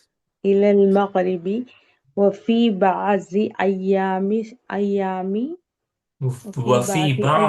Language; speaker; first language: Arabic; non-native, learner; Urdu